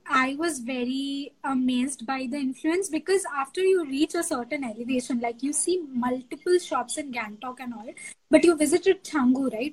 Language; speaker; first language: English; non-native, local second language; Bangla